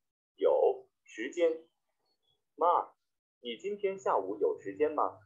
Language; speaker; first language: Chinese; non-native, learner; Vietnamese